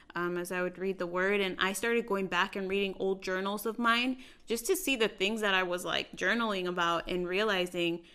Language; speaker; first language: English; early bilingual, other home language; Spanish